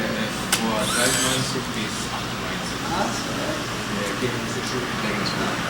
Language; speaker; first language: German; non-native, fluent; Spanish